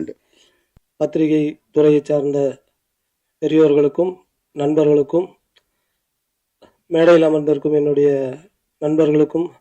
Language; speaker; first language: Tamil; native; Tamil